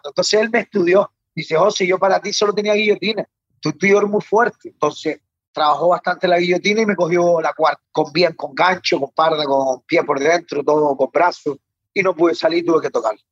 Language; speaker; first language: Spanish; native; Spanish